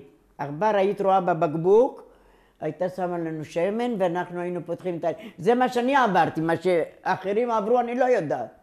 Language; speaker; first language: Hebrew; non-native, local second language; Ladino